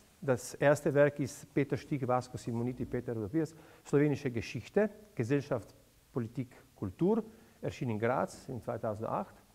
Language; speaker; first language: German; non-native, fluent; Slovenian